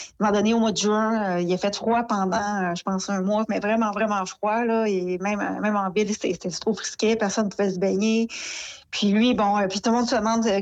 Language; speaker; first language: French; native; French